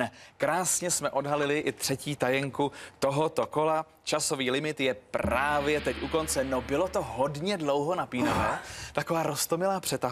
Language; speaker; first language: Czech; native; Czech